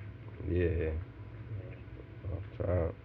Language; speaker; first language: English; native; English